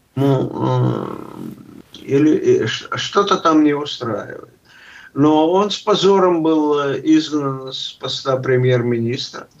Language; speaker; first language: Russian; native; Russian